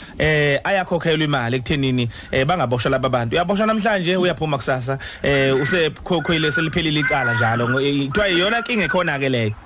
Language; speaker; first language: Zulu; native; Zulu